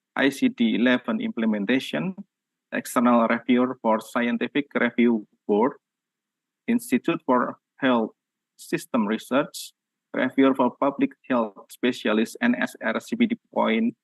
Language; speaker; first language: English; non-native, learner; Indonesian